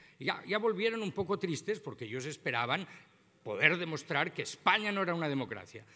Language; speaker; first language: Spanish; non-native, local second language; Catalan